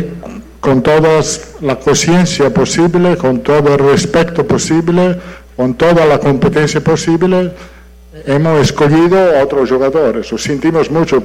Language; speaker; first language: Portuguese; non-native, fluent; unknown